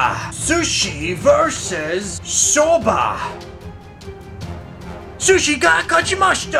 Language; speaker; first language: Japanese; non-native, learner; English